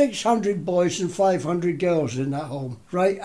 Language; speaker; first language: English; native; English